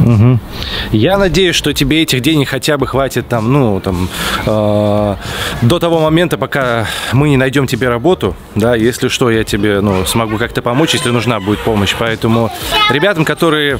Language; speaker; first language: Russian; native; Russian